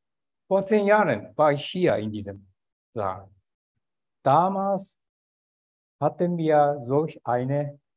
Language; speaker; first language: German; non-native, fluent; Japanese